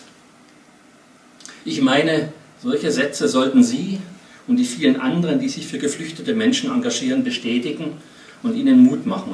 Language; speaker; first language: German; native; German